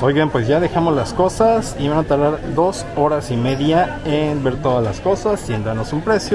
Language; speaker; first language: Spanish; native; Spanish